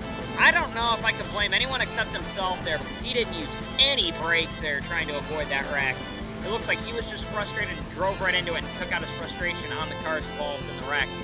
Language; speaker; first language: English; native; English